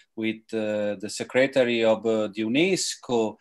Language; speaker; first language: English; non-native, fluent; Italian